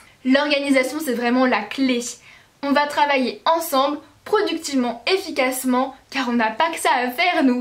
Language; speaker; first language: French; native; French